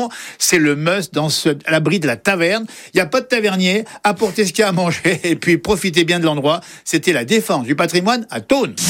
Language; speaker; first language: French; native; French